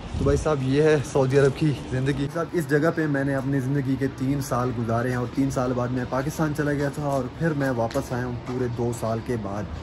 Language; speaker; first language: Urdu; non-native, local second language; Punjabi